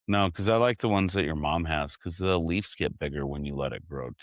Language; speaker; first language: English; native; English